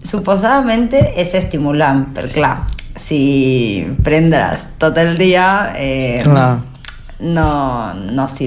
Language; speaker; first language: Catalan; non-native, learner; Spanish